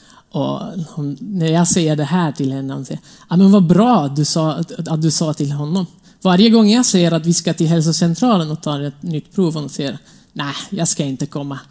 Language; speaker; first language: Swedish; non-native, fluent; Kurdish